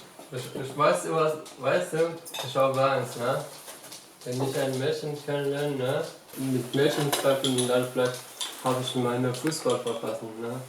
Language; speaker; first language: German; non-native, learner; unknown